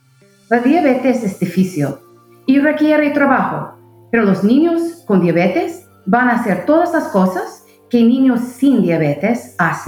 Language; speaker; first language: Spanish; non-native, fluent; English